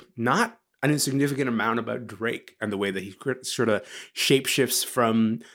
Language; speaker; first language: English; early bilingual, other home language; Arabic